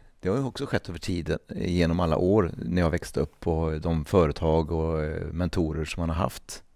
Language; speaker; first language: Swedish; native; Swedish